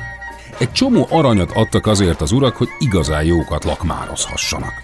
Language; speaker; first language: Hungarian; native; Hungarian